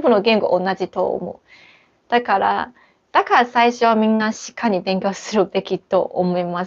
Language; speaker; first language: Japanese; non-native, fluent; Chinese